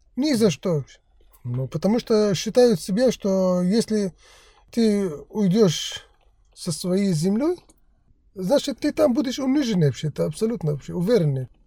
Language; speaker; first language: Russian; non-native, fluent; Arabic